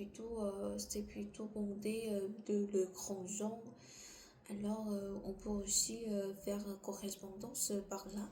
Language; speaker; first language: French; non-native, learner; Korean